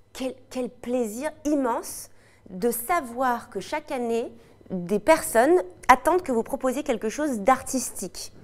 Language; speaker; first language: French; native; French